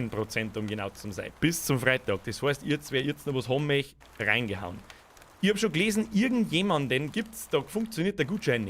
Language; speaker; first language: German; native; German